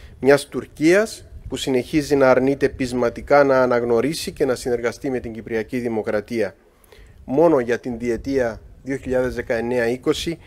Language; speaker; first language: Greek; native; Greek